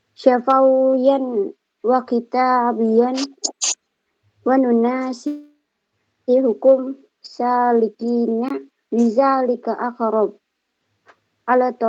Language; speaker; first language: Arabic; non-native, learner; Indonesian